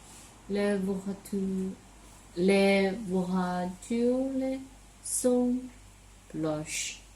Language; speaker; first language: French; non-native, learner; Chinese